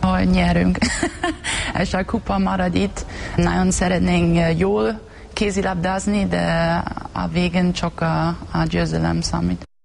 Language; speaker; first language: Hungarian; non-native, learner; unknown